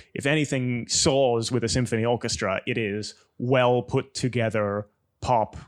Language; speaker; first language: English; native; English